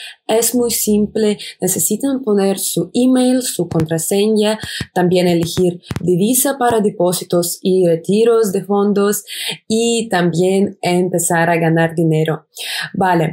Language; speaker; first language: Spanish; non-native, fluent; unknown